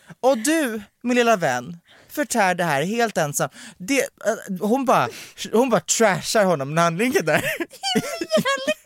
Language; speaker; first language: Swedish; native; Swedish